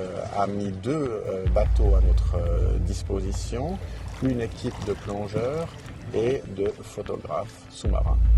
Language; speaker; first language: French; native; French